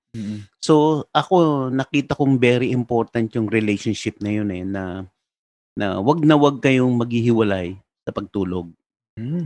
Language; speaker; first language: Filipino; native; Filipino